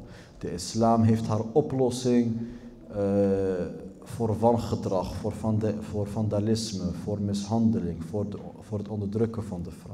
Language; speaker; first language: Dutch; early bilingual, other home language; Arabic